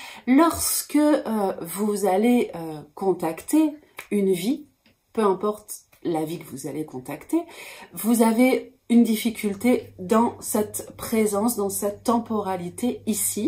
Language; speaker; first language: French; native; French